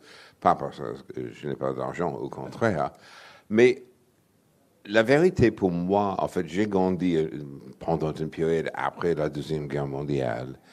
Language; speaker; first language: French; non-native, fluent; English